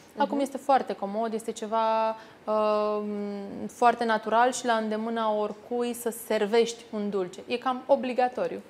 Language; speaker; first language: Romanian; native; Romanian